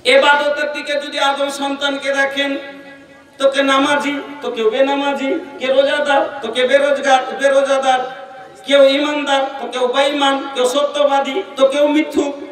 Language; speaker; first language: Bangla; non-native, local second language; Bhojpuri